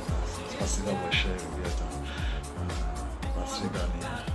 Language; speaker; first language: Russian; non-native, learner; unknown